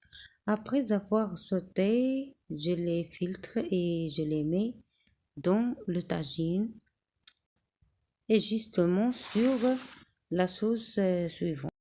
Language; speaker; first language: French; non-native, local second language; Arabic